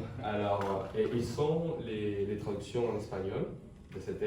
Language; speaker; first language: French; non-native, fluent; Spanish